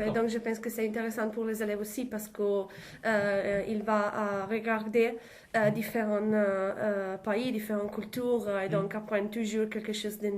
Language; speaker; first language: French; non-native, learner; Italian